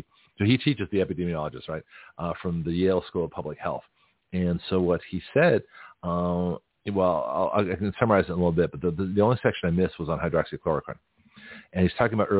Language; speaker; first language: English; native; English